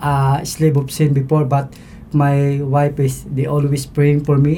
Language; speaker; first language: English; non-native, local second language; Cebuano